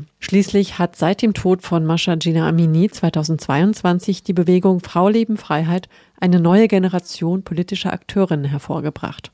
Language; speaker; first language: German; native; German